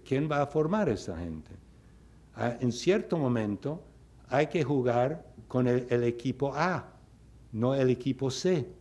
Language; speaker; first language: Spanish; non-native, fluent; English